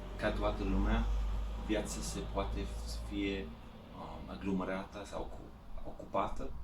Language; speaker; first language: Romanian; non-native, learner; English